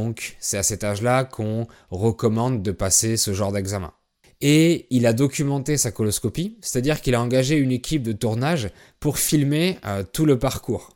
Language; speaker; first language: French; native; French